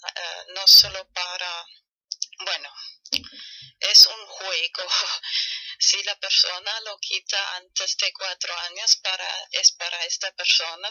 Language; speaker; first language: Spanish; non-native, learner; German